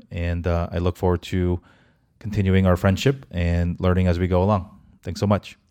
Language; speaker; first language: English; early bilingual, other home language; Korean